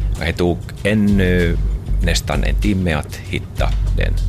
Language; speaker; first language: Swedish; non-native, local second language; Finnish